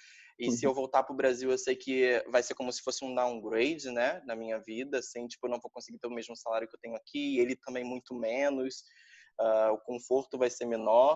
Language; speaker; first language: Portuguese; native; Portuguese